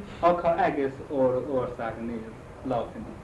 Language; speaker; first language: Hungarian; non-native, learner; Chinese